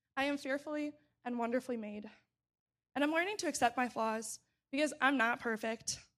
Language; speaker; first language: English; native; English